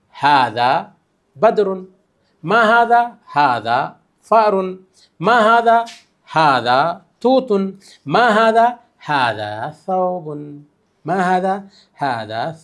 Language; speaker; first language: Arabic; non-native, fluent; Urdu